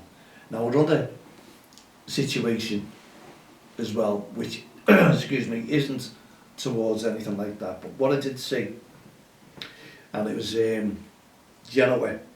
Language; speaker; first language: English; native; English